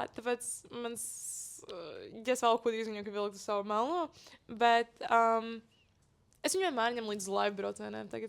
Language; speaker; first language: Latvian; native; Latvian